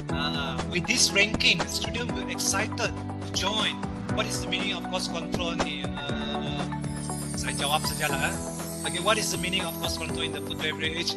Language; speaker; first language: English; non-native, local second language; Malay